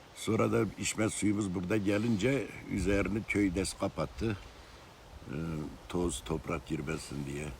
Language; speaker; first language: Turkish; native; Turkish